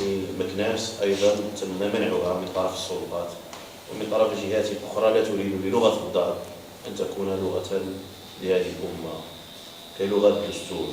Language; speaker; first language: Arabic; native; Arabic